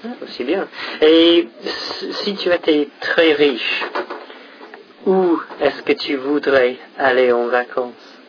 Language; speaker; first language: French; non-native, fluent; English